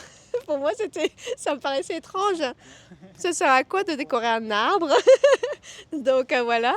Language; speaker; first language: French; early bilingual, other home language; Vietnamese